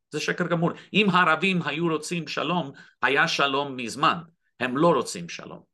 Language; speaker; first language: Hebrew; non-native, fluent; English